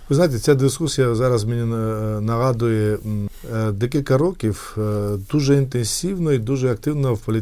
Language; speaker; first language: Ukrainian; non-native, fluent; Georgian